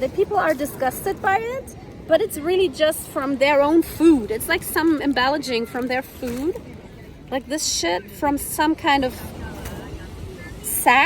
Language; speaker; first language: English; non-native, fluent; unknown